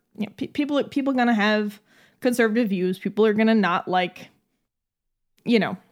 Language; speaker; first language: English; native; English